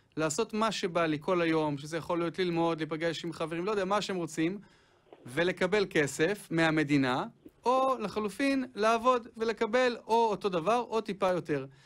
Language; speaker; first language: Hebrew; native; Hebrew